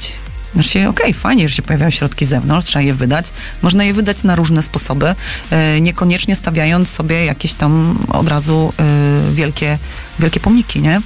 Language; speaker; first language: Polish; native; Polish